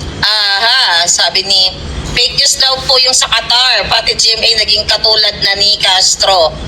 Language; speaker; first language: Filipino; non-native, local second language; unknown